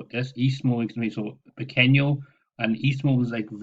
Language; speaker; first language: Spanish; non-native, fluent; English